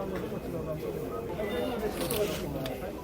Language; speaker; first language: Japanese; native; Japanese